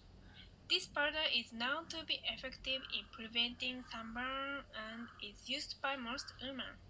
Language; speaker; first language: English; non-native, learner; Malay